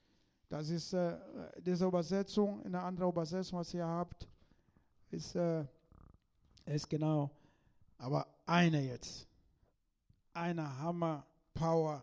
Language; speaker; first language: German; non-native, learner; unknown